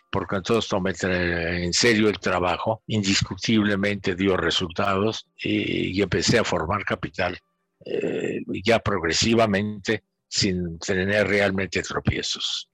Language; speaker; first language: Spanish; native; Spanish